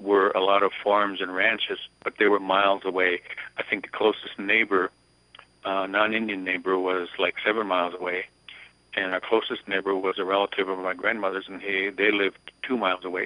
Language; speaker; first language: English; early bilingual, other home language; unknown